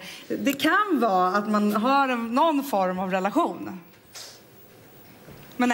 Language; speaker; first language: Swedish; native; Swedish